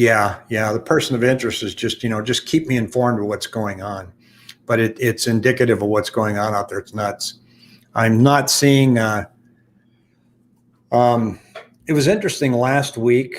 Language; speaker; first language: English; native; English